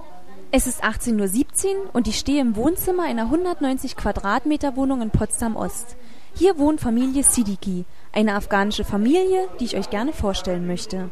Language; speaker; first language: German; native; German